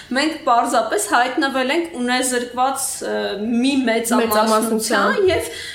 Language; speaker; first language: Armenian; native; Armenian